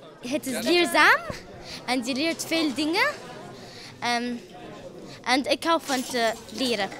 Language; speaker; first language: Dutch; non-native, learner; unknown